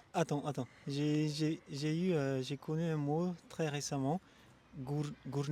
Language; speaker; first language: French; non-native, local second language; Malagasy